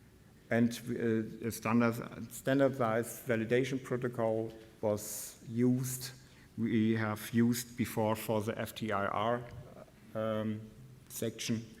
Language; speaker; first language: English; non-native, fluent; German